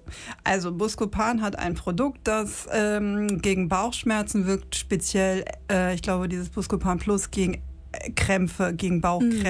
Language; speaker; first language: German; native; German